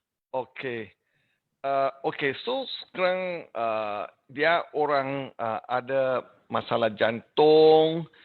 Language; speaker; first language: Indonesian; non-native, learner; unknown